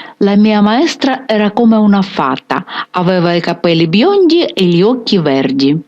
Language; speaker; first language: Italian; non-native, fluent; Ukrainian